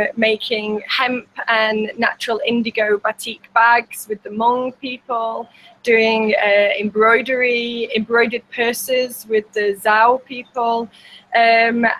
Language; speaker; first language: English; native; English